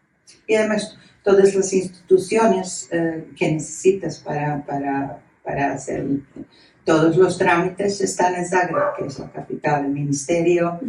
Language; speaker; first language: Spanish; non-native, fluent; Croatian